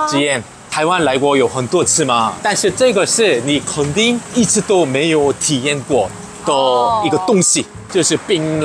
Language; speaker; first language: Chinese; non-native, learner; Korean